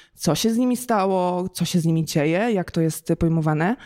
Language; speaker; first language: Polish; native; Polish